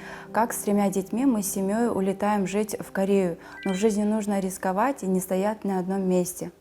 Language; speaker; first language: Russian; non-native, local second language; Kazakh